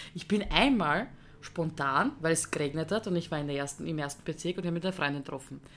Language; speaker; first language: German; early bilingual, other home language; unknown